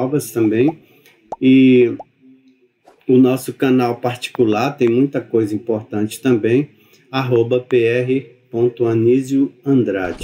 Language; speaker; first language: Portuguese; native; Portuguese